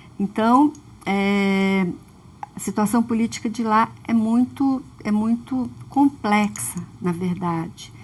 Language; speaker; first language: Portuguese; early bilingual, other home language; Russian